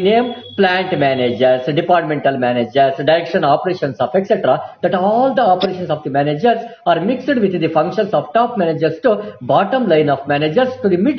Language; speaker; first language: English; non-native, local second language; Kannada